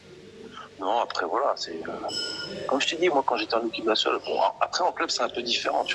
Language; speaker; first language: French; native; French